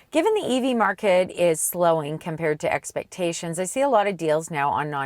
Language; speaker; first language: English; native; English